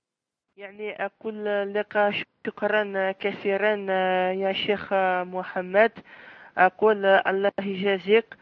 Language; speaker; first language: Arabic; non-native, learner; French